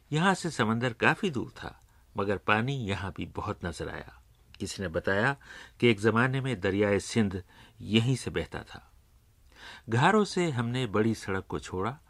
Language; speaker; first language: Urdu; native; Urdu